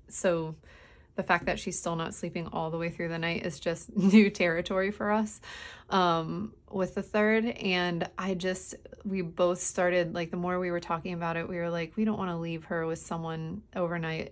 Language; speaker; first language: English; native; English